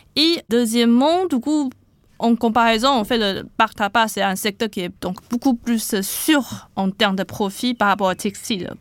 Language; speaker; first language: French; non-native, fluent; Chinese